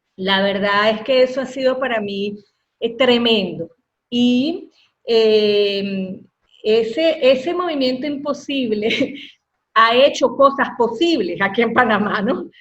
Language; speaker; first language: Spanish; native; Spanish